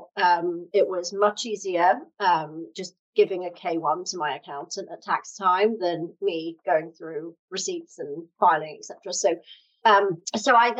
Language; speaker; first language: English; native; English